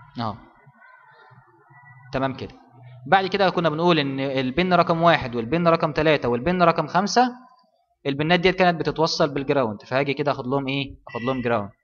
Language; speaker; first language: Arabic; native; Arabic